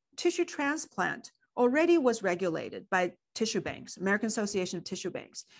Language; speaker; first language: English; non-native, fluent; Chinese